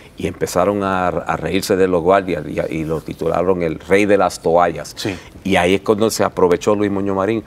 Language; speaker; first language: Spanish; early bilingual, heritage; Spanish